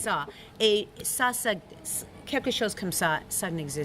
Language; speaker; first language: French; non-native, learner; English